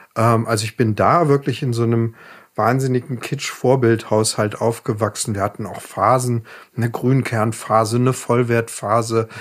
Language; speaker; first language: German; native; German